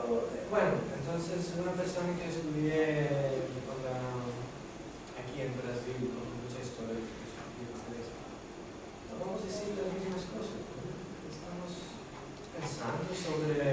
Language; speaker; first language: Spanish; non-native, fluent; Greek